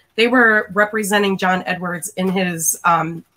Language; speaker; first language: English; native; English